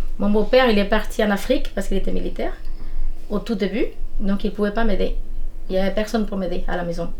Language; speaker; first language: French; non-native, fluent; Spanish